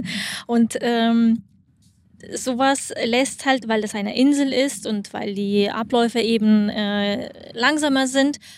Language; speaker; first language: German; non-native, fluent; Lithuanian